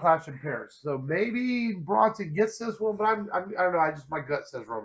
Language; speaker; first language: English; native; English